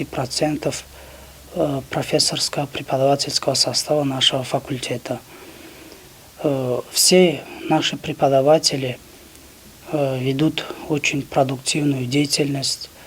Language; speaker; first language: Russian; non-native, local second language; Tajik